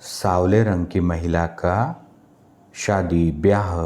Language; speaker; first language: Hindi; non-native, local second language; Marathi